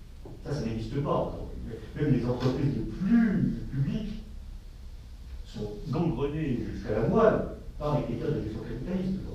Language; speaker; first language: French; native; French